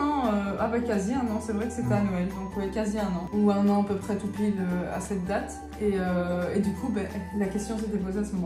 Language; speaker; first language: French; native; French